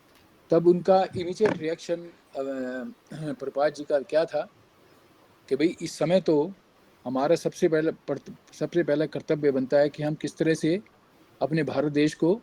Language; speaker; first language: Hindi; native; Hindi